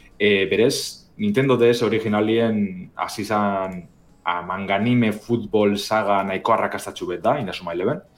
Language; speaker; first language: Basque; native; Basque